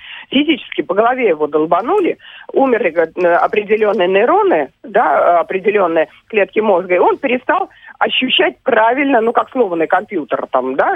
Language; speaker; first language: Russian; native; Russian